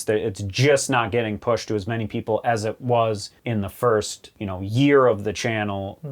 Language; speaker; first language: English; native; English